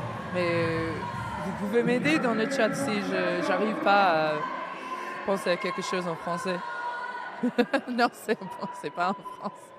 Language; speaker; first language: French; non-native, learner; English